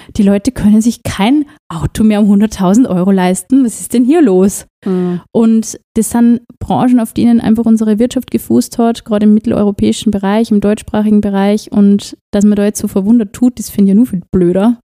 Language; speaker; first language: German; native; German